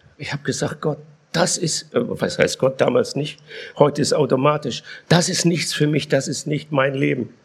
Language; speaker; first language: German; early bilingual, other home language; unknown